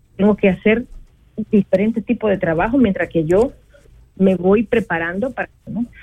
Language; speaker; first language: Spanish; native; Spanish